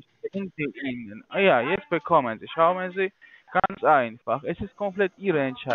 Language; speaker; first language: German; non-native, fluent; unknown